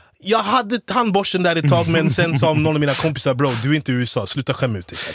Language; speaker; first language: Swedish; native; Swedish